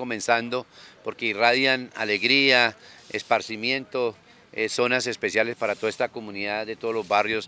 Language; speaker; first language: Spanish; native; Spanish